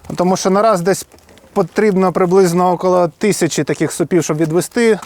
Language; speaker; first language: Ukrainian; non-native, local second language; Russian